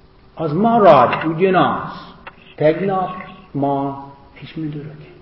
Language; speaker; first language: Hungarian; non-native, learner; English